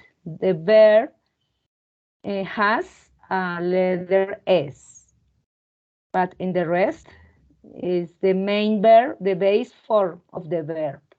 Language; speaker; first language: English; non-native, fluent; Spanish